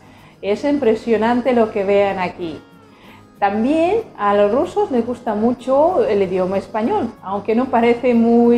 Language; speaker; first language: Spanish; non-native, fluent; Russian